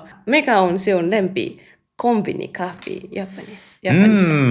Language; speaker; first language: Finnish; non-native, learner; Japanese